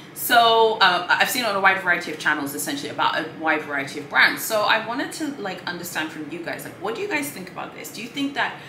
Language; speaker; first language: English; non-native, local second language; Swahili